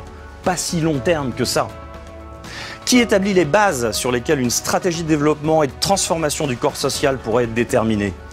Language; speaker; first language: French; native; French